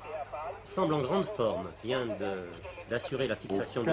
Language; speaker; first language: French; native; French